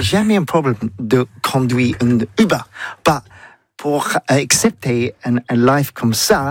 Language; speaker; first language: French; non-native, learner; English